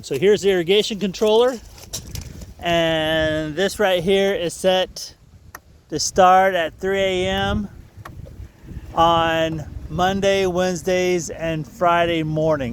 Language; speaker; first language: English; native; English